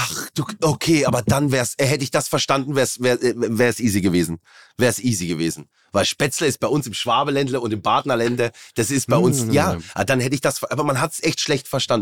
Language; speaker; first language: German; native; German